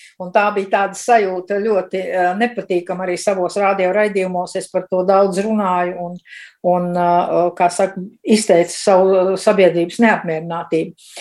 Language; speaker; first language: Latvian; early bilingual, heritage; Latvian